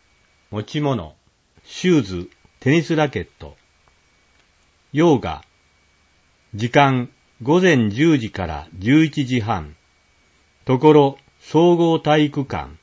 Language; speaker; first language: Japanese; native; Japanese